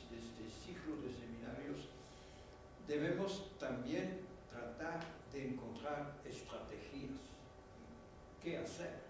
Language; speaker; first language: Spanish; non-native, fluent; French